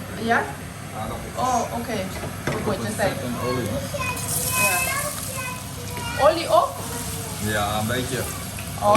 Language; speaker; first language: Dutch; non-native, learner; Thai